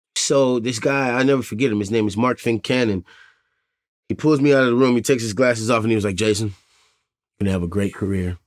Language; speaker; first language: English; native; English